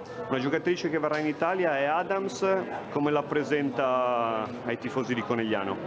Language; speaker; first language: Italian; native; Italian